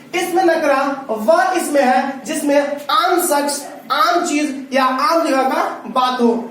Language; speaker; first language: Hindi; native; Hindi